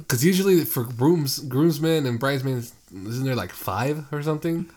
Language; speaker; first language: English; early bilingual, other home language; Spanish